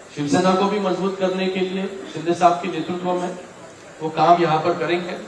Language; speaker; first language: Hindi; non-native, local second language; Marathi